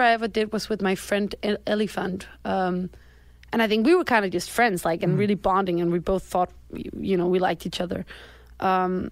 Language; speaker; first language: English; non-native, fluent; Danish